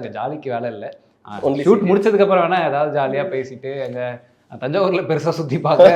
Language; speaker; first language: Tamil; native; Tamil